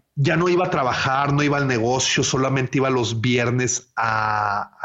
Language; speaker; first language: Spanish; native; Spanish